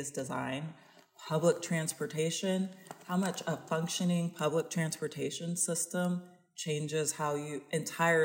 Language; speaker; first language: English; native; English